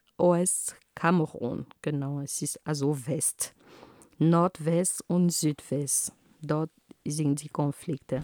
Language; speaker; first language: German; non-native, fluent; Ghomala